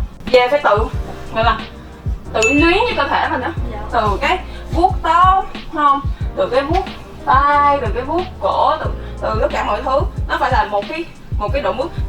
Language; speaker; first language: Vietnamese; native; Vietnamese